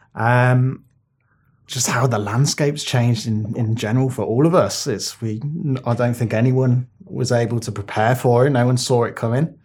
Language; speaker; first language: English; native; English